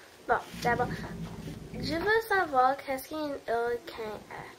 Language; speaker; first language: French; non-native, learner; English